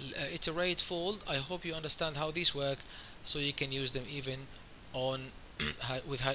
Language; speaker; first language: English; non-native, fluent; Arabic